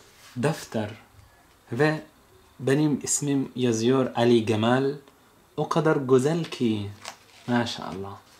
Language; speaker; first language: Turkish; non-native, fluent; Arabic